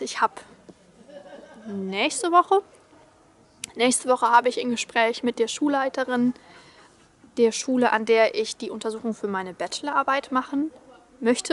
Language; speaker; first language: German; native; German